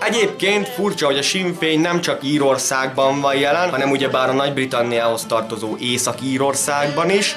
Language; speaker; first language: Hungarian; native; Hungarian